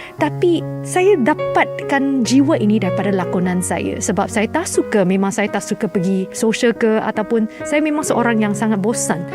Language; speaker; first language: Malay; non-native, local second language; Chinese